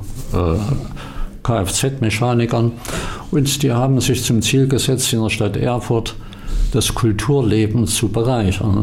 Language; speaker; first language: German; native; German